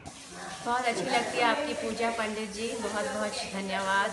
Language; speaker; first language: Hindi; native; Hindi